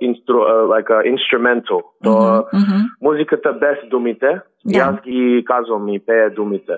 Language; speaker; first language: Bulgarian; early bilingual, heritage; Bulgarian